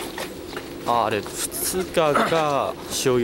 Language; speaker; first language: Japanese; non-native, learner; Chinese